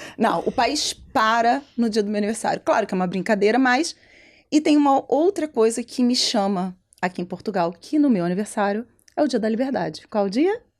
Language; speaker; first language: Portuguese; native; Portuguese